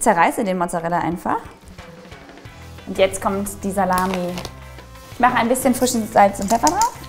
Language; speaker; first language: German; native; German